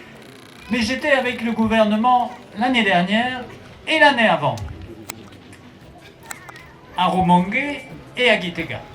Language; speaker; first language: French; non-native, local second language; Rundi